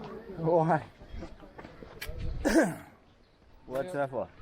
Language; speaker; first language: English; non-native, learner; Tibetan